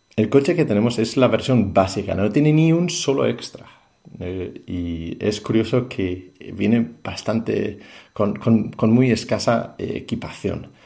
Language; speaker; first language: Spanish; non-native, fluent; Danish